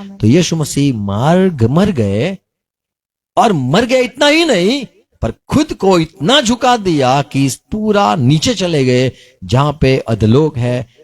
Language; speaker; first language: Hindi; non-native, local second language; Gujarati